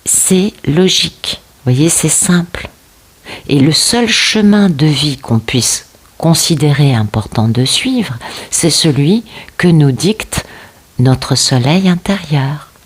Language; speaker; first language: French; native; French